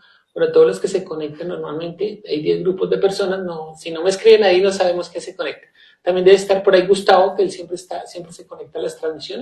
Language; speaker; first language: Spanish; native; Spanish